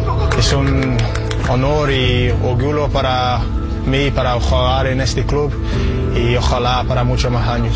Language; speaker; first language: Spanish; non-native, learner; English